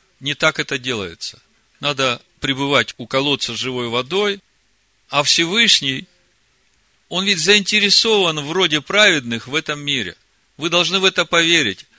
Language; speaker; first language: Russian; native; Russian